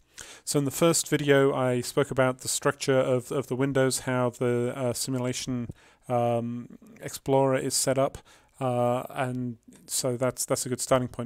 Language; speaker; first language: English; native; English